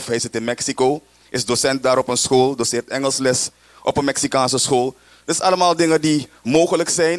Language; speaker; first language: Dutch; native; Dutch